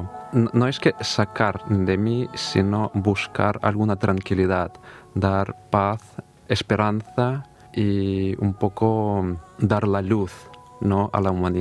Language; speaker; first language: Spanish; non-native, fluent; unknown